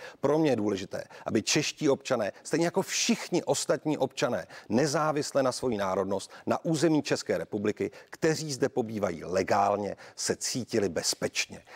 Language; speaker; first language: Czech; native; Czech